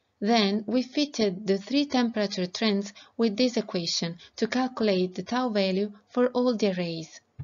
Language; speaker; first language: English; non-native, fluent; Italian